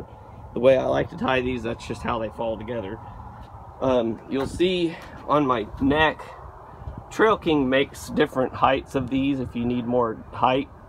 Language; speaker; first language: English; native; English